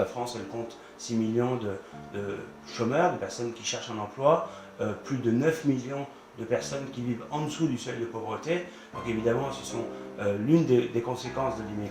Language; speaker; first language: French; native; French